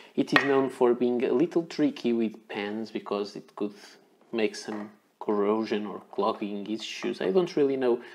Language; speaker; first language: English; non-native, fluent; Portuguese